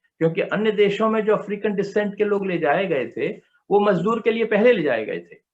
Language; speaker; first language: Hindi; native; Hindi